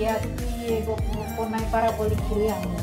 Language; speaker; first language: Greek; non-native, learner; Indonesian